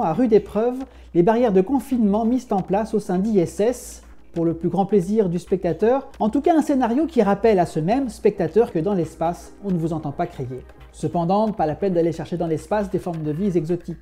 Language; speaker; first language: French; native; French